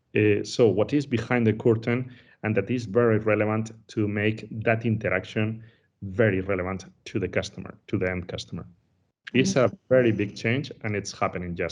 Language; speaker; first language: English; non-native, fluent; Spanish